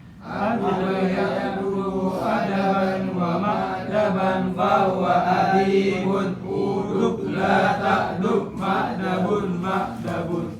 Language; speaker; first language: Arabic; non-native, learner; Indonesian